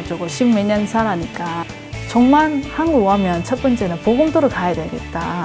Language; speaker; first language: Korean; non-native, fluent; Indonesian